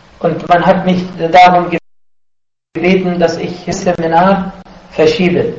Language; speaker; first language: German; non-native, fluent; Arabic